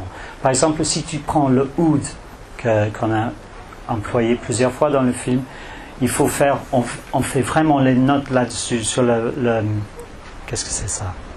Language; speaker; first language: French; non-native, fluent; English